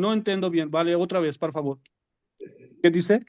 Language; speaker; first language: Spanish; non-native, learner; Urdu